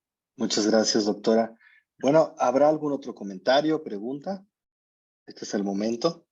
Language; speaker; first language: Spanish; native; Spanish